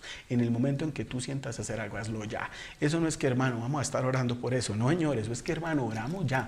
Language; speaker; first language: Spanish; native; Spanish